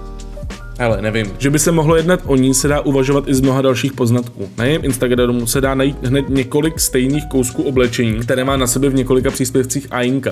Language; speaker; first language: Czech; native; Czech